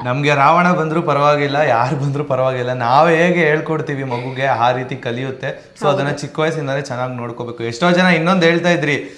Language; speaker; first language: Kannada; native; Kannada